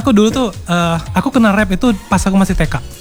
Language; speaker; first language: Indonesian; native; Indonesian